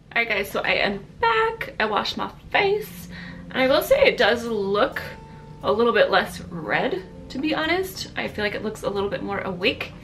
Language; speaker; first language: English; early bilingual, other home language; Italian